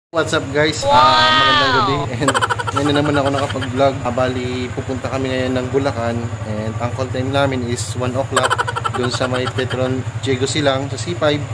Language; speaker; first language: Filipino; native; Filipino